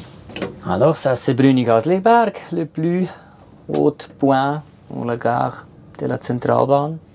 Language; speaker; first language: French; non-native, learner; German